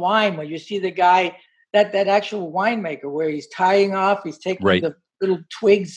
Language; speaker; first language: English; native; English